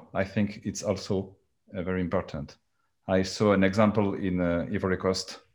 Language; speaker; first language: English; non-native, learner; French